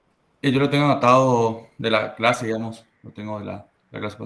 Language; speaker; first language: Spanish; native; Spanish